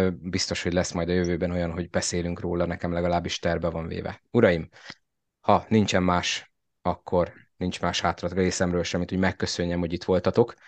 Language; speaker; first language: Hungarian; native; Hungarian